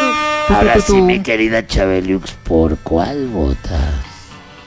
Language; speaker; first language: Spanish; native; Spanish